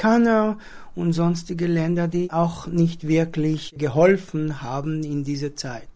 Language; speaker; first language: German; non-native, fluent; Hebrew